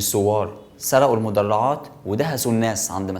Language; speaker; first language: Arabic; native; Arabic